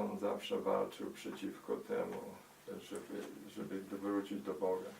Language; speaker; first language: Polish; early bilingual, heritage; Polish